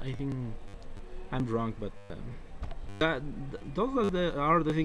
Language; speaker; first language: English; non-native, learner; Spanish